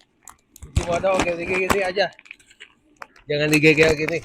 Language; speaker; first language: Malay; non-native, local second language; Sundanese